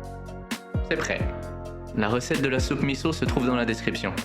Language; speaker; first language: French; native; French